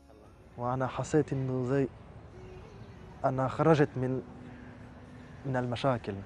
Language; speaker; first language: Arabic; non-native, learner; French